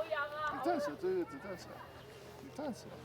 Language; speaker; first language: Chinese; native; Chinese